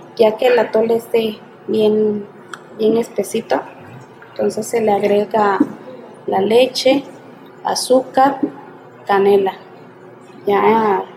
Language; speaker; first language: Spanish; native; Spanish